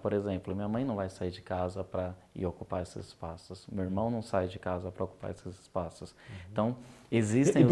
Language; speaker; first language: Portuguese; native; Portuguese